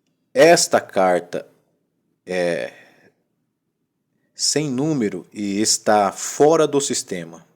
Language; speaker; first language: Portuguese; native; Portuguese